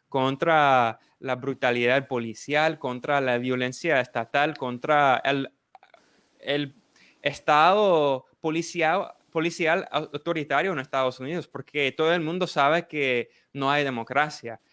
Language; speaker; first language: Spanish; non-native, fluent; English